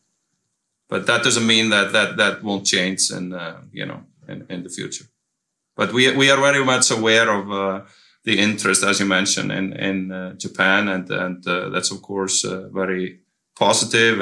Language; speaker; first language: English; non-native, fluent; Icelandic